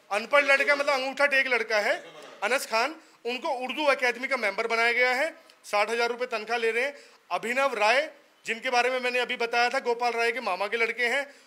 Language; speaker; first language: Hindi; native; Hindi